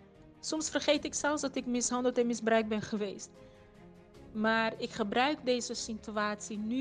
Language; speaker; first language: Dutch; non-native, fluent; Portuguese